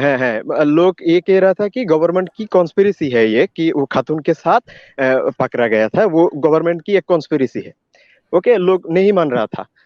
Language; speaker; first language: Hindi; non-native, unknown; Bangla